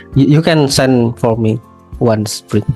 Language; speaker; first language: English; non-native, learner; Indonesian